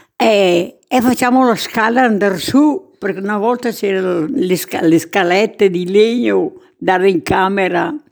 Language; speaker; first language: Italian; native; Italian